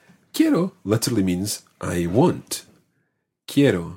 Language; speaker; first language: Spanish; non-native, fluent; English